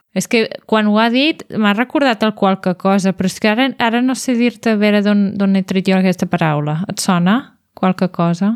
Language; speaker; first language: Catalan; native; Catalan